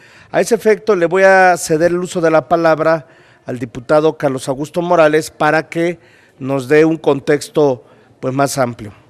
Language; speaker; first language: Spanish; native; Spanish